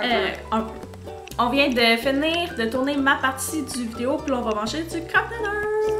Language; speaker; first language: French; native; French